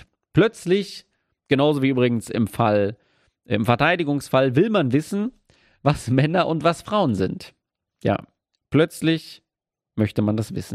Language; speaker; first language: German; native; German